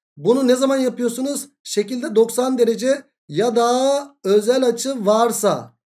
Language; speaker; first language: Turkish; native; Turkish